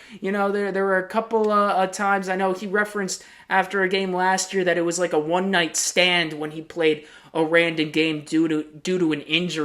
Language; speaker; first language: English; native; English